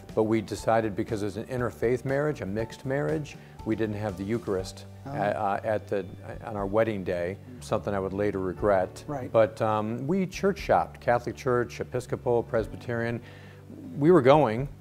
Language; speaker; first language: English; native; English